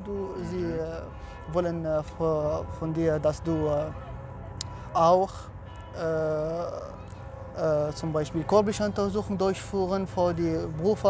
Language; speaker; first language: German; non-native, fluent; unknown